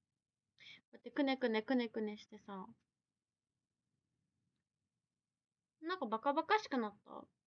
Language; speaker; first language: Japanese; native; Japanese